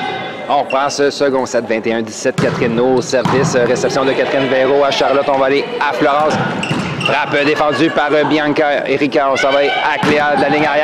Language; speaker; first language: French; native; French